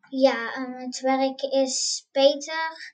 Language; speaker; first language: Dutch; early bilingual, heritage; Dutch